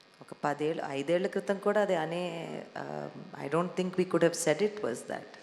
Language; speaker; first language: Telugu; native; Telugu